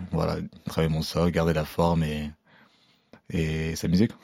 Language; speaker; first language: French; non-native, local second language; Arabic